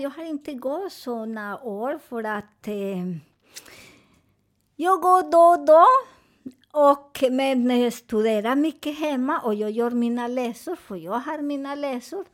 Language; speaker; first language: Swedish; non-native, fluent; Spanish